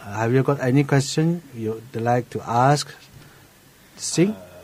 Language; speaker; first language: English; non-native, local second language; Chinese